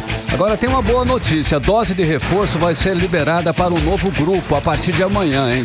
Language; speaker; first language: Portuguese; native; Portuguese